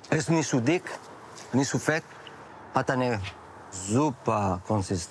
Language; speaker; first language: German; non-native, learner; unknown